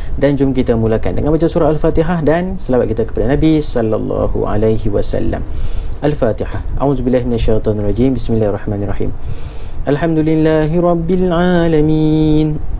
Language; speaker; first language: Malay; native; Malay